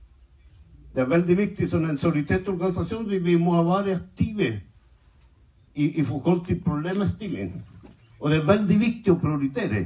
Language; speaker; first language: Norwegian; non-native, fluent; Spanish